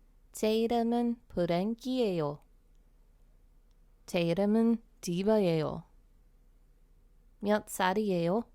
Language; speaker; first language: Korean; non-native, fluent; English